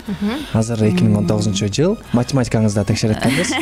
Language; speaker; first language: Kyrgyz; native; Kyrgyz